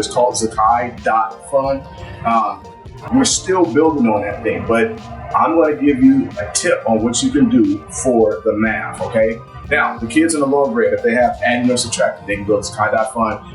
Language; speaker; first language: English; native; English